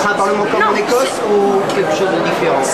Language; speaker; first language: French; native; French